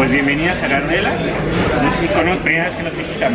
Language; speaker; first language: Spanish; native; Spanish